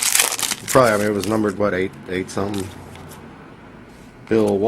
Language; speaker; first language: English; native; English